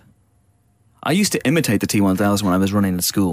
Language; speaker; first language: English; native; English